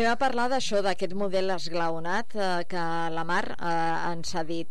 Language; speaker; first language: Catalan; native; Catalan